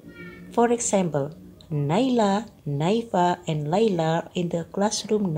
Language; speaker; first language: English; non-native, fluent; Indonesian